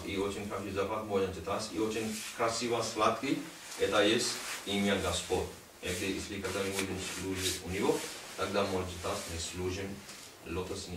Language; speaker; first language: Russian; non-native, learner; Hindi